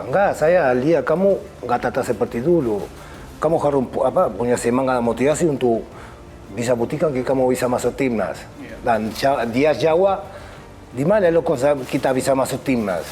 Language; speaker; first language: Indonesian; non-native, fluent; Spanish